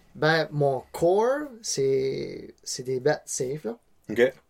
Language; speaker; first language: French; non-native, local second language; Cantonese